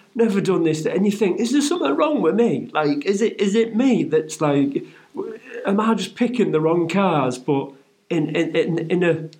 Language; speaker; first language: English; native; English